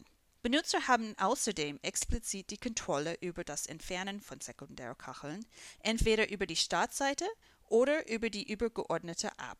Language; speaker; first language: German; non-native, fluent; English